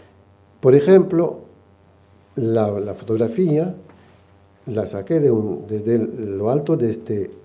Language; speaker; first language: Spanish; non-native, fluent; French